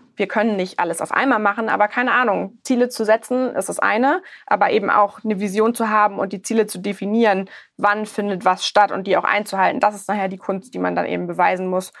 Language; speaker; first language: German; native; German